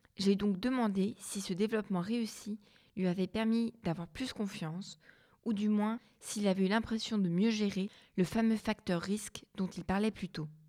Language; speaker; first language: French; native; French